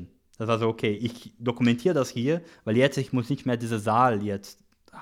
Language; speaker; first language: German; non-native, learner; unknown